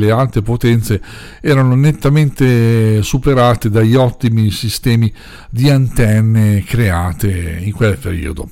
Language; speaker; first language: Italian; native; Italian